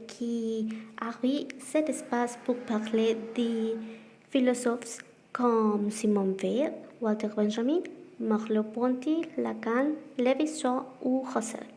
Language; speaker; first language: French; non-native, learner; Spanish